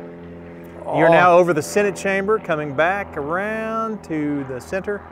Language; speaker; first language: English; native; English